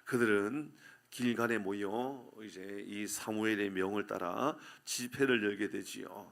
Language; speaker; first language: Korean; native; Korean